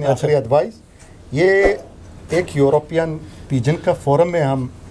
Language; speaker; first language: Hindi; non-native, learner; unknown